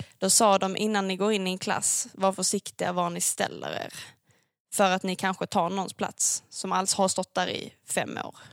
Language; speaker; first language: Swedish; native; Swedish